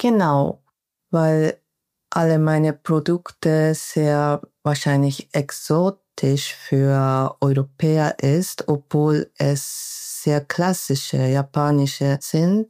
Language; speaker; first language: German; non-native, learner; Japanese